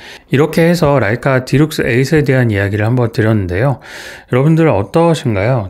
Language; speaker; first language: Korean; native; Korean